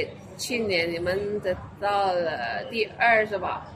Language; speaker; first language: Chinese; non-native, learner; Indonesian